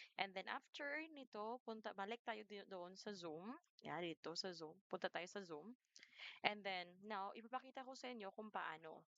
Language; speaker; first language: Filipino; non-native, local second language; Cebuano